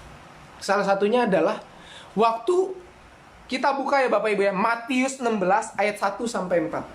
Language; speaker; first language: Indonesian; native; Indonesian